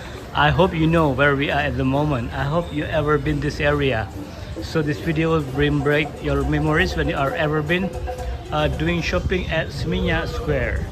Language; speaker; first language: English; non-native, local second language; Indonesian